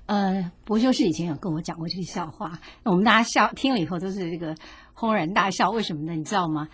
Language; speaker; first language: Chinese; native; Chinese